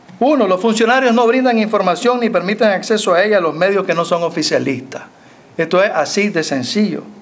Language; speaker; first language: Spanish; native; Spanish